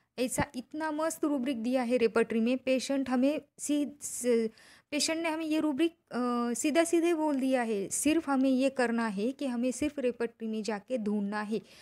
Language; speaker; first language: Hindi; non-native, local second language; Marathi